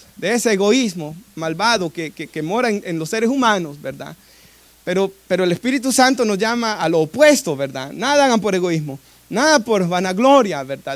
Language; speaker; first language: Spanish; native; Spanish